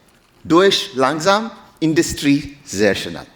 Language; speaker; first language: German; non-native, learner; English